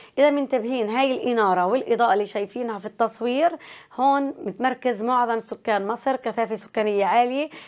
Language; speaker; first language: Arabic; native; Arabic